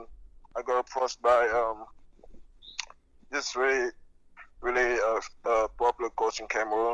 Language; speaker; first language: English; non-native, local second language; French